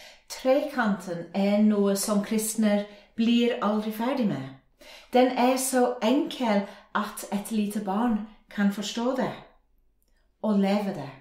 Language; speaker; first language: Norwegian; non-native, fluent; English